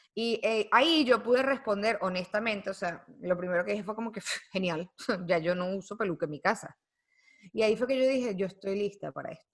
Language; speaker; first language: Spanish; native; Spanish